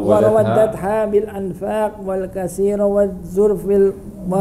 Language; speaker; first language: Arabic; non-native, learner; Indonesian